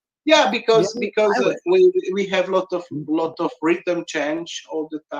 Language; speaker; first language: English; non-native, learner; Hungarian